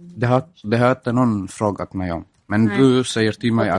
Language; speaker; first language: Swedish; non-native, fluent; Arabic